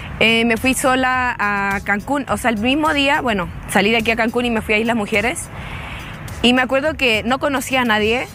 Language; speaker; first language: Spanish; native; Spanish